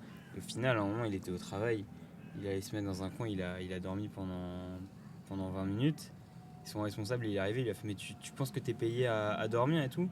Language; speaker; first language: French; native; French